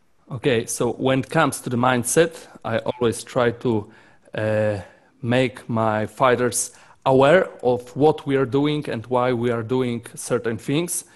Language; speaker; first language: English; non-native, fluent; Polish